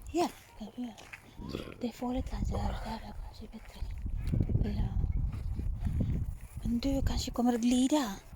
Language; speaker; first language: Swedish; non-native, learner; Filipino